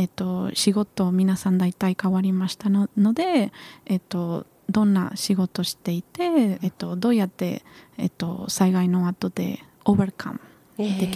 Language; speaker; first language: Japanese; non-native, learner; Spanish